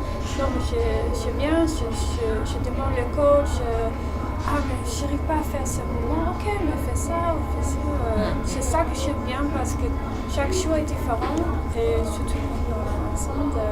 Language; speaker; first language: French; non-native, learner; Danish